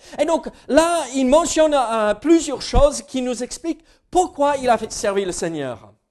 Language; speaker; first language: French; non-native, fluent; English